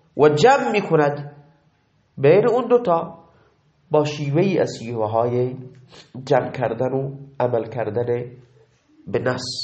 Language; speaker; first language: Persian; non-native, local second language; Baluchi